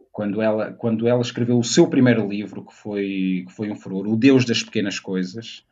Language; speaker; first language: Portuguese; native; Portuguese